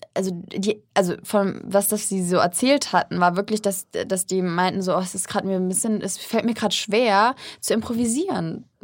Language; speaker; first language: German; native; German